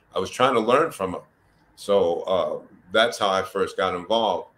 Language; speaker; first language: English; native; English